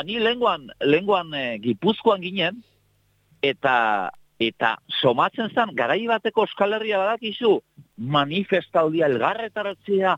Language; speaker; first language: Basque; native; Basque